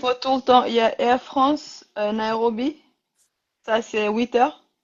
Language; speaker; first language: French; non-native, learner; Rundi